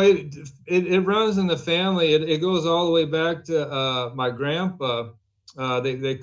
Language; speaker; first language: English; native; English